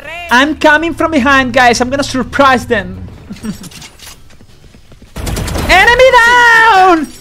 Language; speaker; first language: English; non-native, learner; Spanish